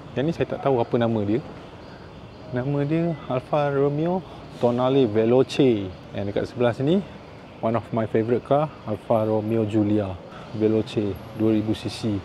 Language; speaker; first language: Malay; native; Malay